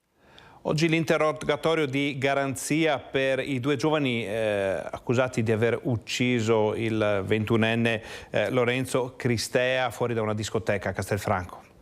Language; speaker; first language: Italian; native; Italian